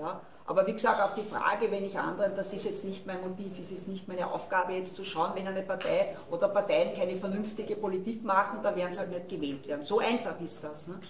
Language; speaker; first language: German; native; German